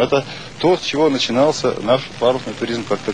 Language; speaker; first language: Russian; native; Russian